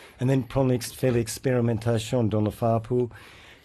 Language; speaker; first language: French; non-native, learner; English